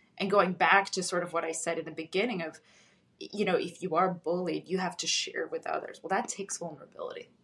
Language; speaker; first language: English; early bilingual, other home language; Russian